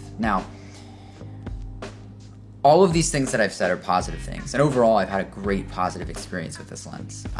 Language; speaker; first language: English; native; English